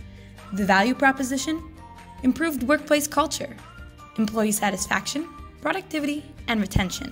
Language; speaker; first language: English; native; English